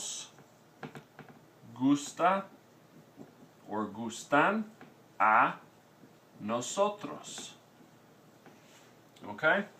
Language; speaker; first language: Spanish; non-native, fluent; English